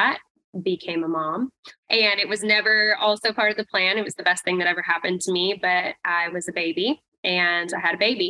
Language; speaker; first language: English; native; English